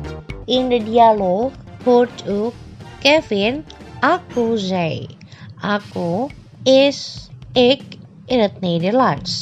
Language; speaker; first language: Dutch; non-native, fluent; Indonesian